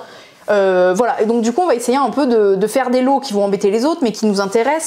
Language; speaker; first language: French; native; French